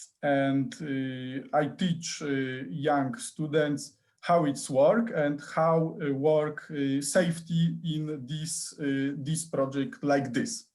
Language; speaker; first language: English; non-native, learner; Polish